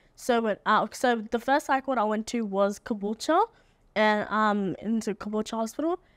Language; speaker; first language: English; native; English